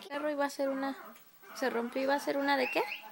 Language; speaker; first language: Spanish; native; Spanish